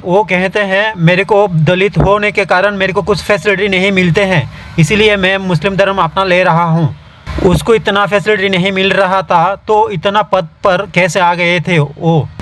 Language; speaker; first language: Hindi; non-native, local second language; Bangla